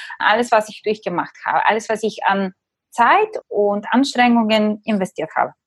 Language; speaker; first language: German; non-native, fluent; Bulgarian